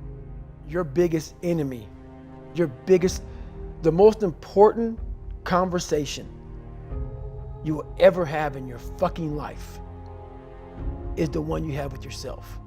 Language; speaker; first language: English; native; English